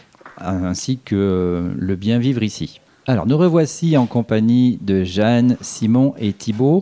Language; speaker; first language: French; native; French